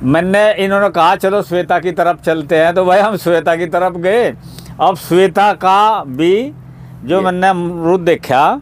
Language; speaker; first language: Hindi; native; Hindi